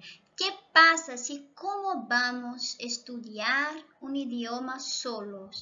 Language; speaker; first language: Spanish; non-native, local second language; Portuguese